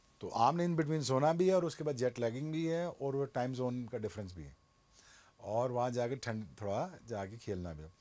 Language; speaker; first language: Urdu; non-native, local second language; Punjabi